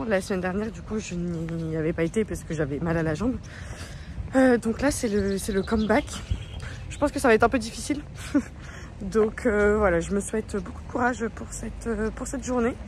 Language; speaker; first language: French; native; French